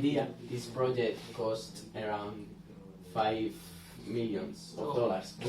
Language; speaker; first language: English; non-native, learner; Spanish